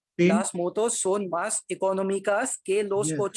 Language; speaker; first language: Spanish; non-native, learner; Hindi